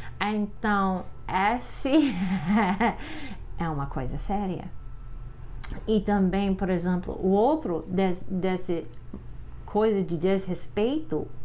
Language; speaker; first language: Portuguese; non-native, fluent; English